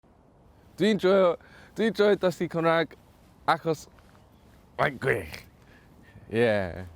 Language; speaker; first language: Welsh; non-native, learner; English